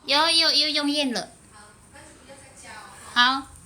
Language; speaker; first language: Chinese; early bilingual, heritage; Chinese